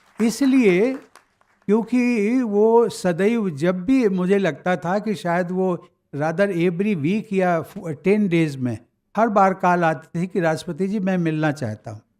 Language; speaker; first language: Hindi; native; Hindi